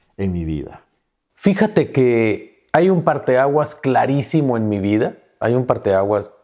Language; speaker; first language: Spanish; native; Spanish